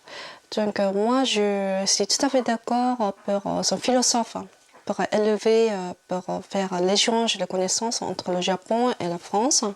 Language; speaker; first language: French; non-native, fluent; Japanese